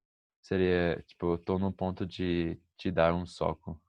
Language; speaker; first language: Portuguese; non-native, fluent; English